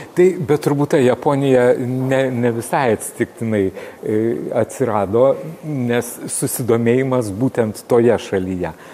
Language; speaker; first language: Lithuanian; native; Lithuanian